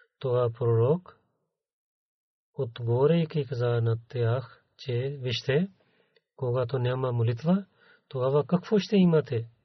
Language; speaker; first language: Bulgarian; non-native, learner; Urdu